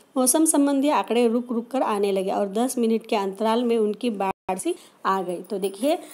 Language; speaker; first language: Hindi; non-native, local second language; Marathi